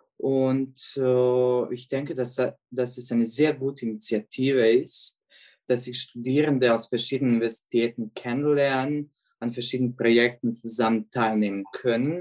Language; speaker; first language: German; non-native, fluent; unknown